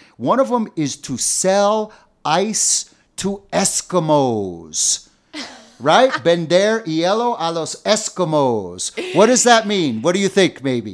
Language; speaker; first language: English; native; English